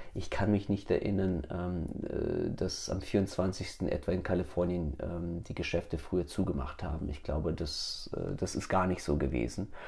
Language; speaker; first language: German; early bilingual, other home language; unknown